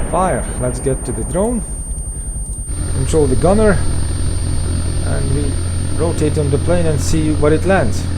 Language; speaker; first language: English; non-native, fluent; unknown